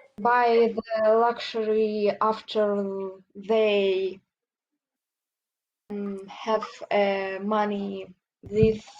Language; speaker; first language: English; non-native, learner; Russian